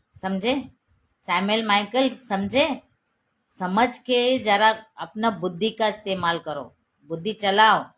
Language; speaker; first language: Hindi; non-native, local second language; Marathi